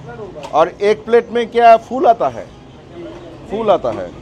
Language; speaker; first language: Hindi; non-native, learner; Bangla